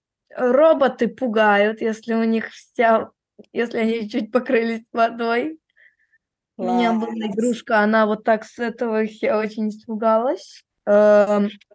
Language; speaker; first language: Russian; early bilingual, heritage; Russian